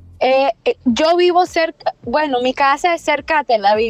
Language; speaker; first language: Spanish; early bilingual, other home language; Hebrew